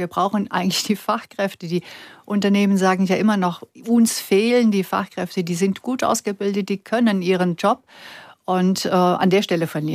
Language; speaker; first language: German; native; German